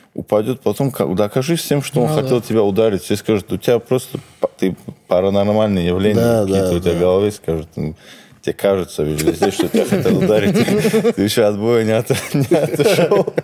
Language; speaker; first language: Russian; non-native, local second language; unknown